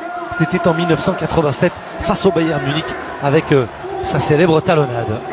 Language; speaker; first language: French; native; French